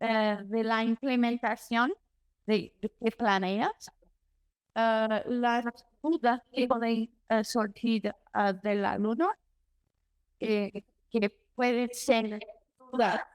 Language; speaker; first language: Spanish; non-native, learner; Portuguese